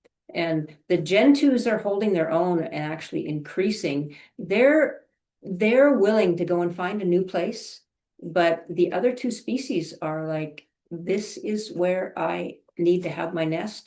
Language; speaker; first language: English; native; English